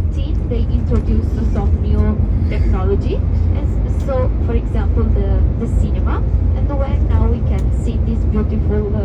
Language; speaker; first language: English; non-native, fluent; Spanish